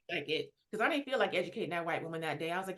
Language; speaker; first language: English; native; English